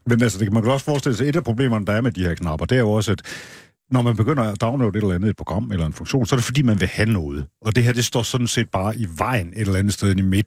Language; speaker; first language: Danish; native; Danish